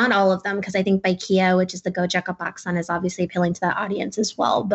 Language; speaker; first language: English; non-native, local second language; Urdu